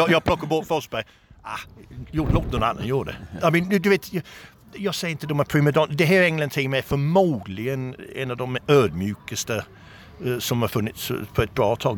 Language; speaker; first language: Swedish; non-native, fluent; English